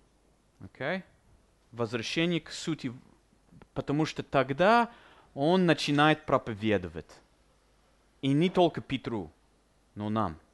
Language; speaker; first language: Russian; non-native, fluent; English